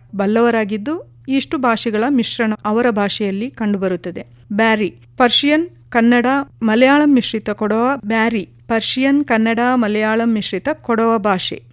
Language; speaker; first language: Kannada; non-native, local second language; Kodava